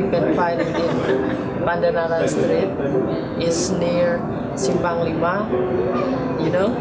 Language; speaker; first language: English; non-native, learner; Indonesian